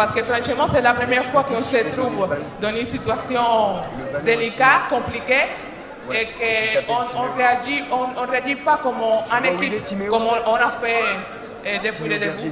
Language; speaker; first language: French; non-native, fluent; Spanish